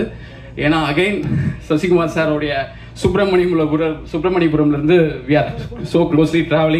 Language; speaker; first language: Tamil; native; Tamil